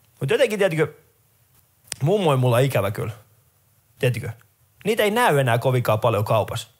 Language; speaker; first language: Finnish; early bilingual, other home language; Persian